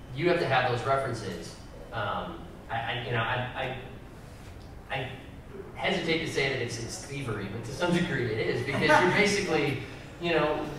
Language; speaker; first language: English; native; English